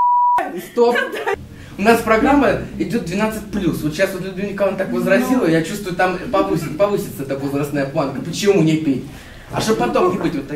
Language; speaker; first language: Russian; native; Russian